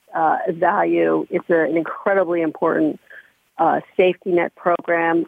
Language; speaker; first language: English; native; English